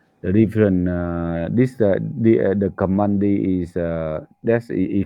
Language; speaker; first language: English; non-native, learner; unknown